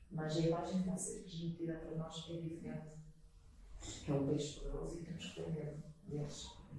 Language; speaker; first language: Portuguese; non-native, fluent; Russian